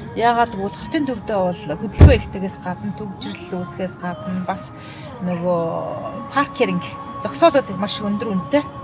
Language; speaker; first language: Mongolian; native; Mongolian